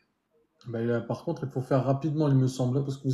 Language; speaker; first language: French; native; French